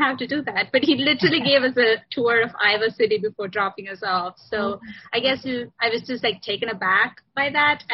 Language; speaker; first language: English; non-native, local second language; Sinhala